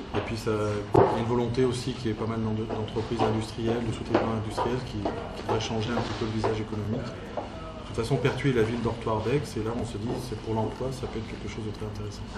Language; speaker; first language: French; early bilingual, heritage; French